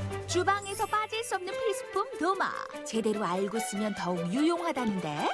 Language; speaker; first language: Korean; native; Korean